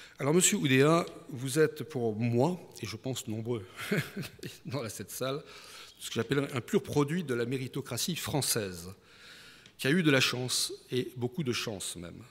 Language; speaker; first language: French; native; French